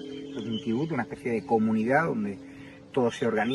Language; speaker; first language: Spanish; native; Spanish